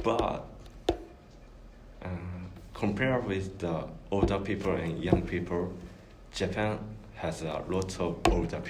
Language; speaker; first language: English; non-native, learner; Japanese